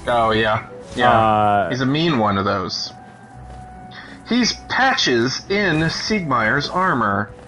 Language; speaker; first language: English; native; English